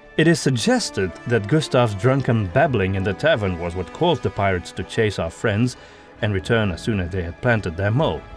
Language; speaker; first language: English; non-native, fluent; Dutch